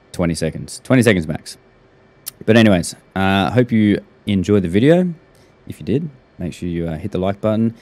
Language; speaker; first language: English; native; English